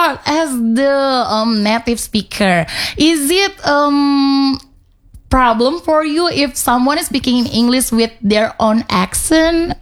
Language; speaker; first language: English; non-native, fluent; Indonesian